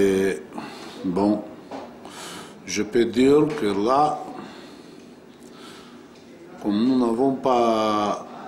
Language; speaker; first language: French; non-native, fluent; Bulgarian